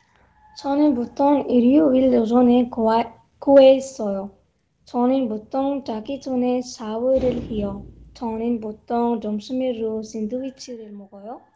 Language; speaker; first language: Korean; non-native, learner; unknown